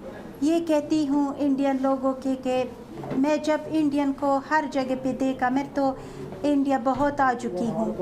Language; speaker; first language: Hindi; non-native, fluent; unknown